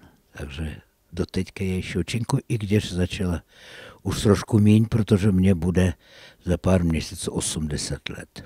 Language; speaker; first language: Czech; non-native, fluent; Russian